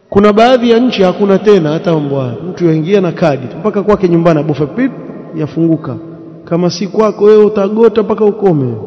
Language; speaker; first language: Swahili; native; Swahili